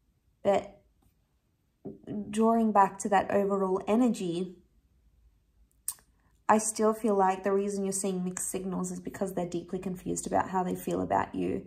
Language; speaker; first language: English; native; English